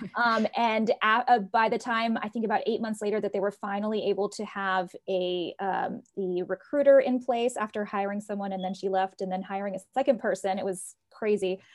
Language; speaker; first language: English; early bilingual, other home language; Portuguese